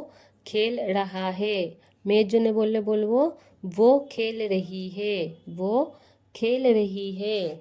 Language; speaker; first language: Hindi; non-native, fluent; Bangla